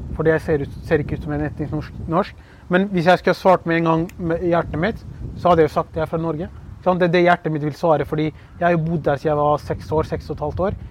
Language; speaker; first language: Norwegian; early bilingual, other home language; Kurdish